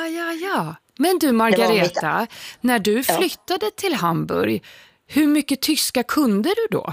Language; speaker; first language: Swedish; native; Swedish